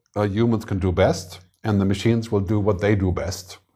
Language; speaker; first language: English; non-native, fluent; German